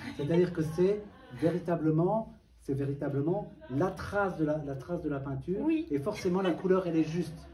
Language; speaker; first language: French; native; French